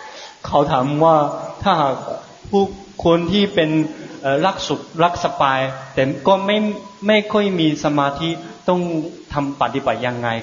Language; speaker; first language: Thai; non-native, fluent; Chinese